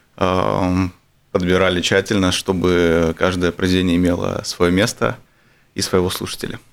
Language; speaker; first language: Russian; non-native, local second language; Armenian